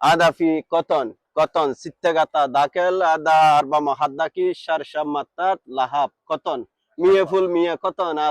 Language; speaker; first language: Arabic; non-native, learner; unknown